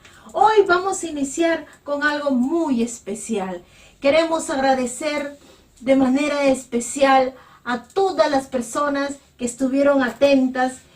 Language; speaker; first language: Spanish; native; Spanish